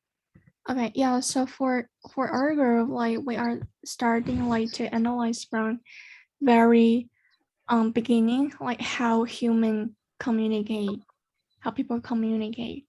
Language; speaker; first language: English; non-native, learner; Chinese